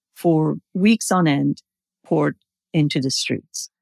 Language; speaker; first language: English; non-native, fluent; Persian